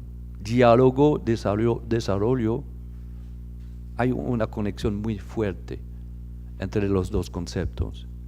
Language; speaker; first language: Spanish; non-native, fluent; French